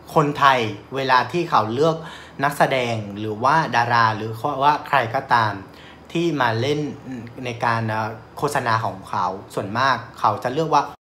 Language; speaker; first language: Thai; non-native, fluent; Vietnamese